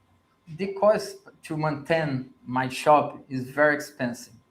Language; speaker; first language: English; non-native, learner; Portuguese